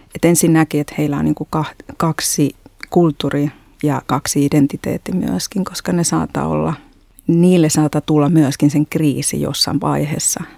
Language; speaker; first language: Finnish; non-native, fluent; Spanish